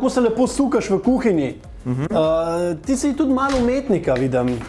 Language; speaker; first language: Slovenian; native; Slovenian